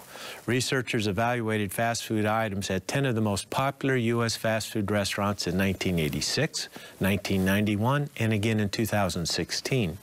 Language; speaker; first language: English; native; English